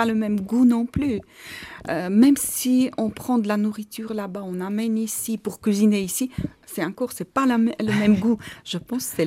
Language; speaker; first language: French; non-native, fluent; Armenian